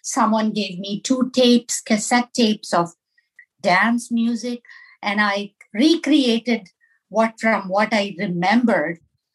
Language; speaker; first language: English; non-native, local second language; Tamil